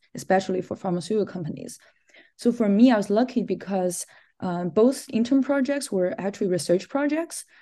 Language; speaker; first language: English; non-native, fluent; Chinese